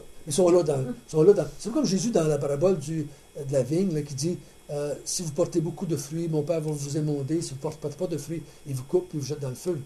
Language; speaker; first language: French; native; French